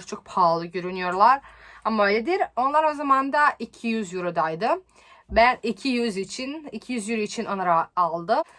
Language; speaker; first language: Turkish; non-native, learner; Serbian